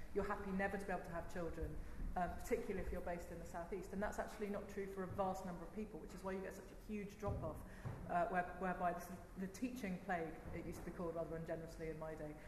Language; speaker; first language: English; native; English